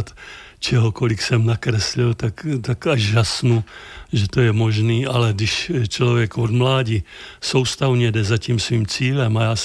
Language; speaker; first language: Czech; native; Czech